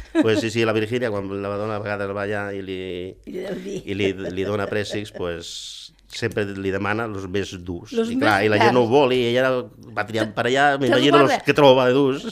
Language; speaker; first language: Catalan; early bilingual, other home language; Galician